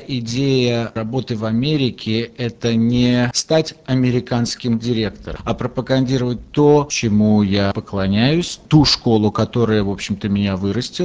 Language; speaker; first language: Russian; native; Russian